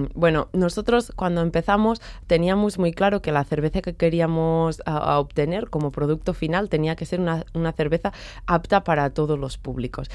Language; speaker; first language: Spanish; non-native, local second language; Catalan